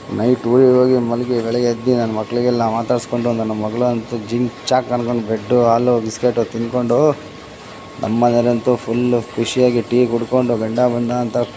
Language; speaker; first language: Kannada; non-native, local second language; Lambadi